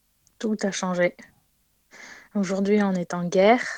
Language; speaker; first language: French; non-native, fluent; Ukrainian